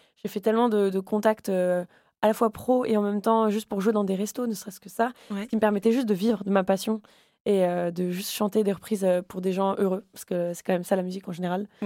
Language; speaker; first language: French; native; French